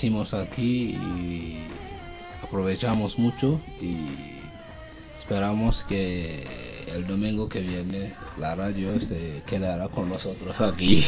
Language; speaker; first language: Spanish; non-native, learner; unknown